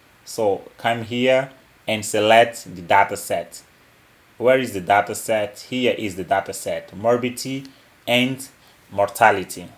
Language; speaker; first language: English; non-native, local second language; Portuguese